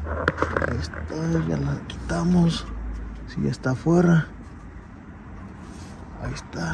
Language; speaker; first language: Spanish; early bilingual, heritage; Spanish